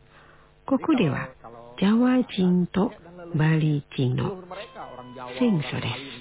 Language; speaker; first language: Japanese; non-native, fluent; Indonesian